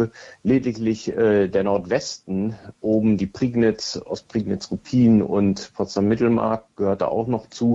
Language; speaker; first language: German; native; German